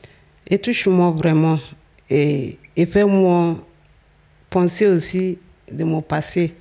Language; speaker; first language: French; non-native, learner; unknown